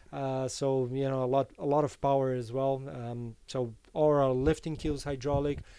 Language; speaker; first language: English; non-native, fluent; Portuguese